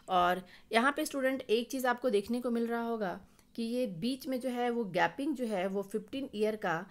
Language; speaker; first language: Hindi; native; Hindi